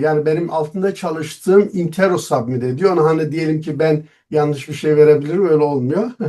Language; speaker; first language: Turkish; non-native, local second language; Zaza